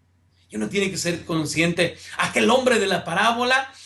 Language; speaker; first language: Spanish; native; Spanish